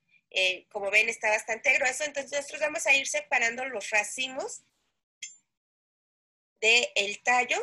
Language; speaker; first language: Spanish; native; Spanish